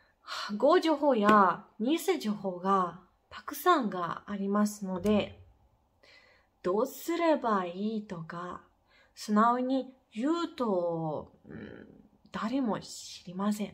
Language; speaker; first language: Japanese; non-native, fluent; Ukrainian